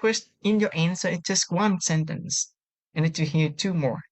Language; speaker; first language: English; non-native, learner; Vietnamese